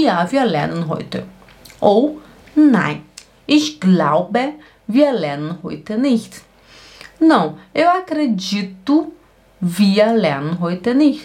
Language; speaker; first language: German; non-native, fluent; Portuguese